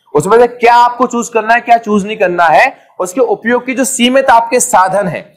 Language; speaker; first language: Hindi; native; Hindi